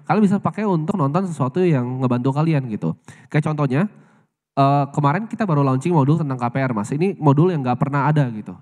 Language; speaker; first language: Indonesian; native; Indonesian